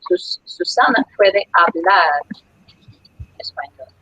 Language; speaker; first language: Spanish; non-native, fluent; English